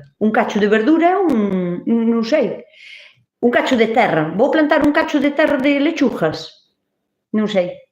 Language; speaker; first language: Galician; native; Galician